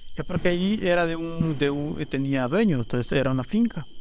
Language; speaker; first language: Spanish; native; Spanish